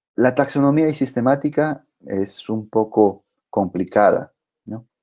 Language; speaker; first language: Spanish; native; Spanish